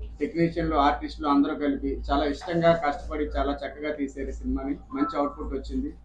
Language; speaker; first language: Telugu; native; Telugu